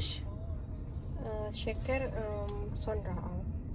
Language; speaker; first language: Turkish; non-native, learner; Indonesian